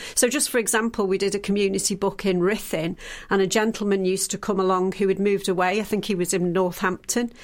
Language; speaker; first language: English; native; English